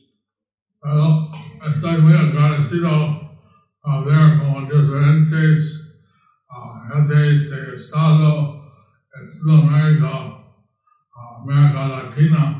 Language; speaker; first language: Spanish; non-native, learner; English